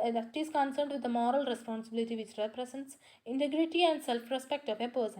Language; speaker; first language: English; non-native, local second language; Malayalam